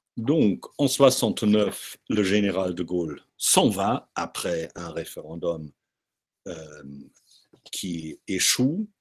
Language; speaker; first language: French; non-native, fluent; German